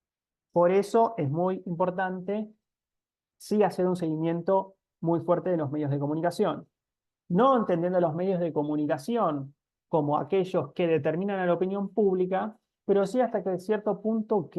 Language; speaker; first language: Spanish; native; Spanish